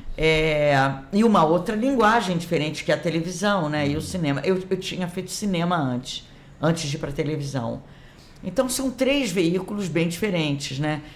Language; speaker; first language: Portuguese; native; Portuguese